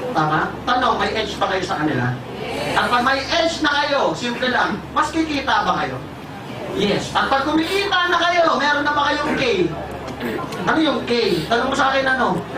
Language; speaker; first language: Filipino; native; Filipino